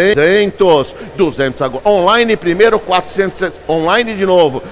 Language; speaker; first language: Portuguese; native; Portuguese